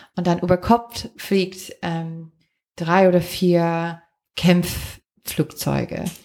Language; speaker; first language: German; non-native, fluent; English